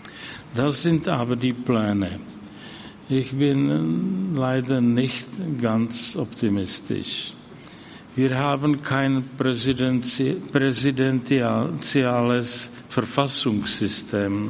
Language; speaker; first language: German; non-native, fluent; Czech